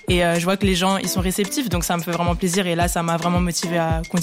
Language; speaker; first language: French; early bilingual, other home language; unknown